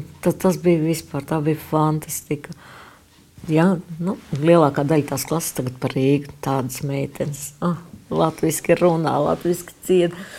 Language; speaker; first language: Latvian; native; Latvian